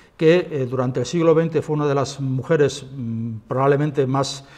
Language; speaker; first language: Spanish; native; Spanish